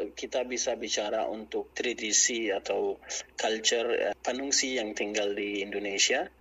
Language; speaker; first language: Indonesian; non-native, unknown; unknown